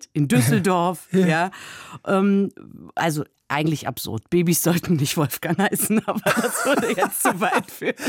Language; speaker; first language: German; native; German